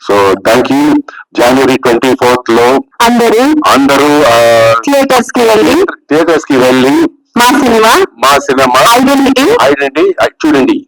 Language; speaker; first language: Telugu; native; Telugu